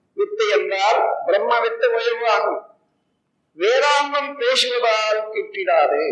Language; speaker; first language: Tamil; native; Tamil